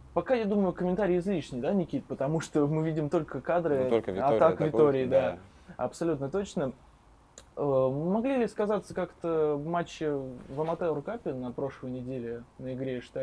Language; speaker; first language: Russian; native; Russian